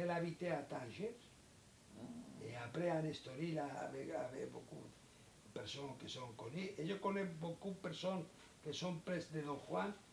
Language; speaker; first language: French; non-native, learner; Spanish